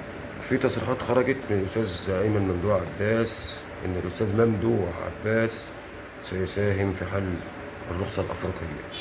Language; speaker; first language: Arabic; native; Arabic